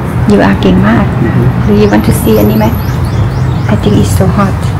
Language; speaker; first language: English; non-native, learner; Thai